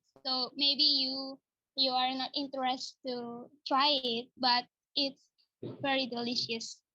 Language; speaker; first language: English; non-native, learner; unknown